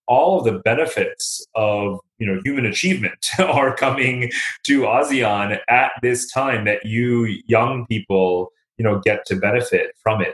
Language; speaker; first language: English; native; English